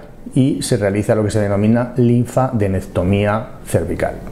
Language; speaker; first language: Spanish; native; Spanish